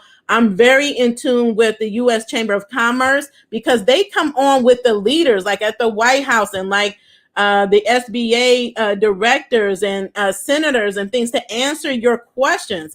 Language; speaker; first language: English; native; English